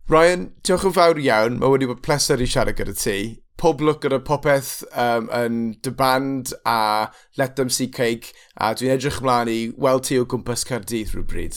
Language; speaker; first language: Welsh; non-native, local second language; English